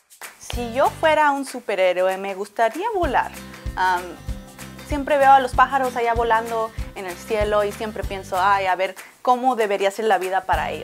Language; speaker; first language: Spanish; early bilingual, heritage; Spanish